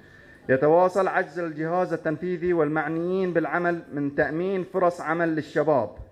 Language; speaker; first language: Arabic; native; Arabic